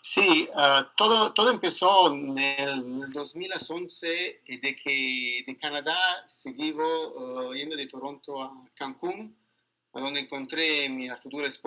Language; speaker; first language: Spanish; non-native, learner; Italian